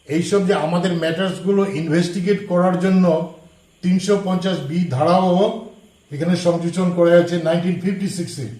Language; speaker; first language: Bangla; non-native, local second language; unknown